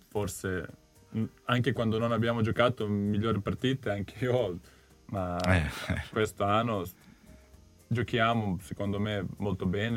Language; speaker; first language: Italian; non-native, learner; Serbian